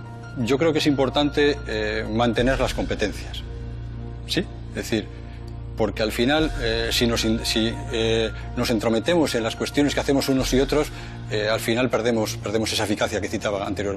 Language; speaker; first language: Spanish; native; Spanish